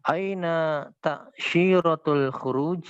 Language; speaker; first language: Arabic; non-native, learner; Indonesian